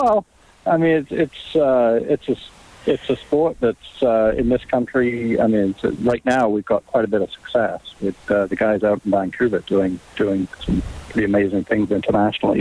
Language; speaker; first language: English; native; English